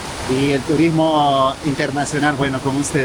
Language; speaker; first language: Spanish; native; Spanish